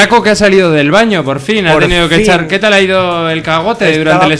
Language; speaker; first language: Spanish; native; Spanish